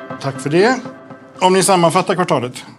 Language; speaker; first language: Swedish; native; Swedish